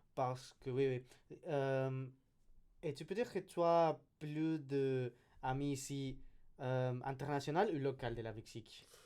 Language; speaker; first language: French; non-native, learner; Spanish